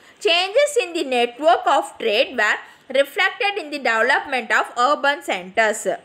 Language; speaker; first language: English; non-native, local second language; Tamil